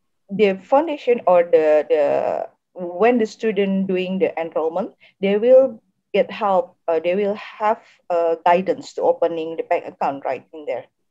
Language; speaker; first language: English; non-native, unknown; Indonesian